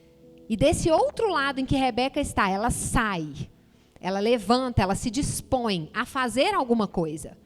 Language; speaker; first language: Portuguese; native; Portuguese